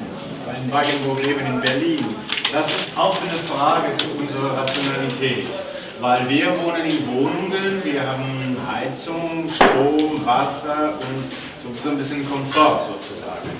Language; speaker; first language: German; non-native, fluent; French